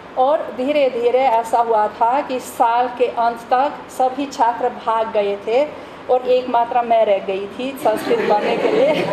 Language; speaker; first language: Hindi; non-native, fluent; Hungarian